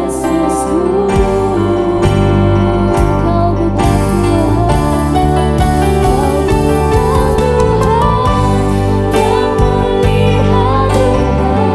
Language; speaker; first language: Indonesian; native; Indonesian